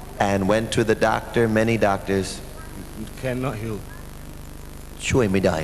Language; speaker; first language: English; non-native, fluent; Thai